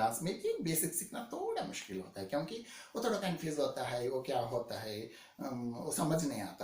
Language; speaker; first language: Hindi; non-native, local second language; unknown